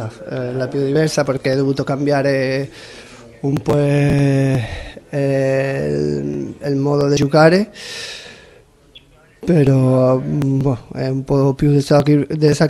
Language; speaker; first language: Italian; non-native, fluent; Spanish